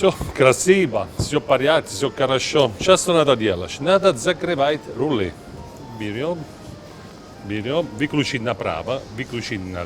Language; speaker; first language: Russian; non-native, learner; Italian